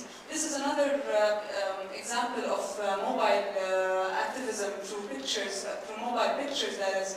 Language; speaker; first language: English; non-native, fluent; Arabic